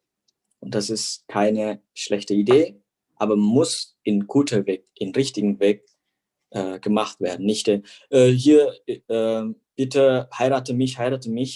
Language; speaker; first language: German; non-native, fluent; Indonesian